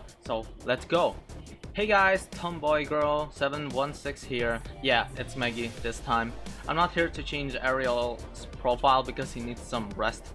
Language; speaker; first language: English; non-native, local second language; Filipino